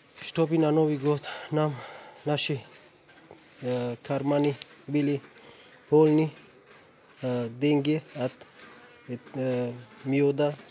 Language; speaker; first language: Russian; non-native, learner; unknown